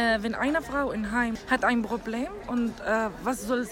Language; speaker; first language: German; non-native, learner; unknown